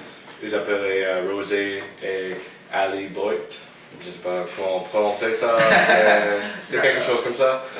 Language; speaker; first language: French; non-native, learner; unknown